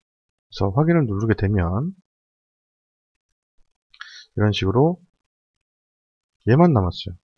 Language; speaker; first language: Korean; native; Korean